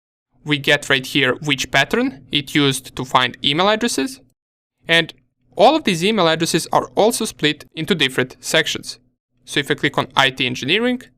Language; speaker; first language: English; non-native, fluent; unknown